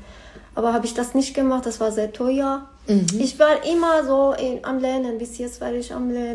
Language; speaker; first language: German; non-native, learner; Persian